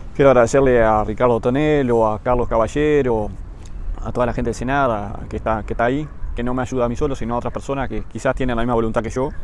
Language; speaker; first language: Spanish; native; Spanish